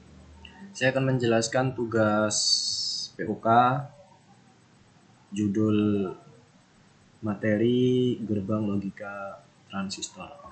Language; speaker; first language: Indonesian; native; Indonesian